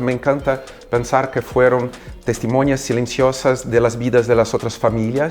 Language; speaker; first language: Spanish; non-native, fluent; Portuguese